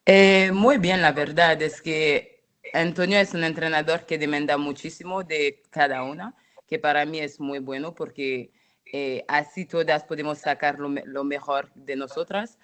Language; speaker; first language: Spanish; non-native, fluent; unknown